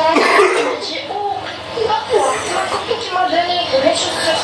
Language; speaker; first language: French; non-native, learner; Arabic